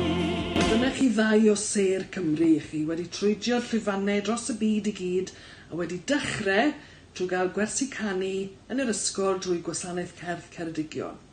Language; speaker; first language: Welsh; native; Welsh